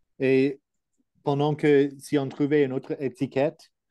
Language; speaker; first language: French; non-native, learner; English